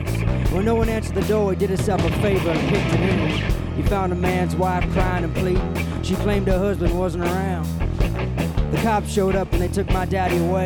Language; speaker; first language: English; native; English